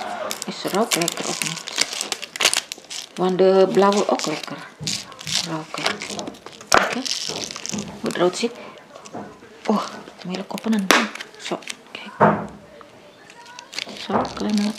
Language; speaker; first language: Dutch; non-native, learner; Indonesian